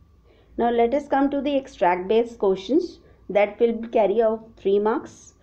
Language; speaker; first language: English; non-native, local second language; Hindi